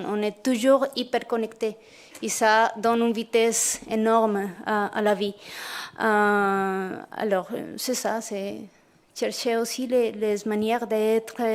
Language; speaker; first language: French; non-native, fluent; Spanish